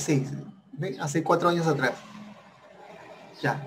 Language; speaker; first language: Spanish; native; Spanish